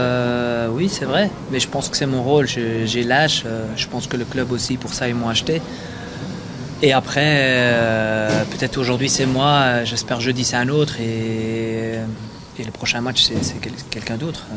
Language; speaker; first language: French; non-native, fluent; Dutch